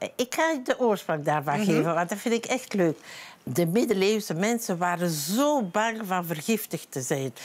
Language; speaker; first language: Dutch; non-native, local second language; French